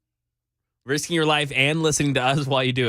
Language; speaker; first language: English; native; English